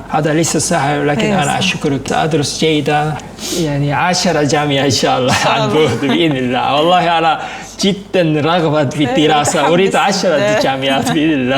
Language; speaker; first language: Arabic; non-native, fluent; Korean